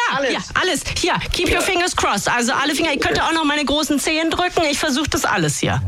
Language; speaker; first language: German; native; German